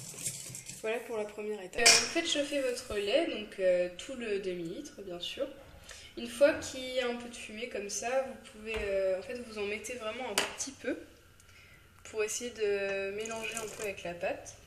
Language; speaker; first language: French; native; French